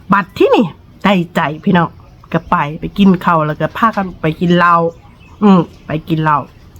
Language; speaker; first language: Thai; native; Thai